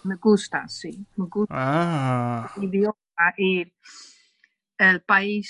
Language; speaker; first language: Spanish; non-native, learner; Dutch